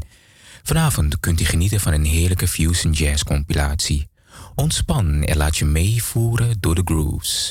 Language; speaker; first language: Dutch; native; Dutch